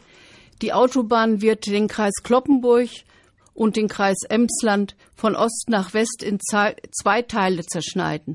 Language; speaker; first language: German; native; German